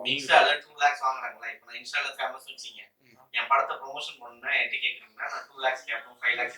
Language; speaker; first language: Tamil; native; Tamil